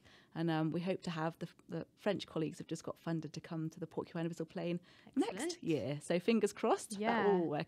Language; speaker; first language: English; native; English